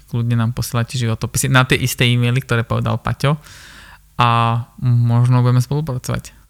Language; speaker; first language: Slovak; early bilingual, other home language; Armenian